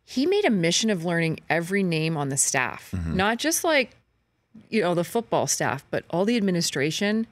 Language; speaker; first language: English; native; English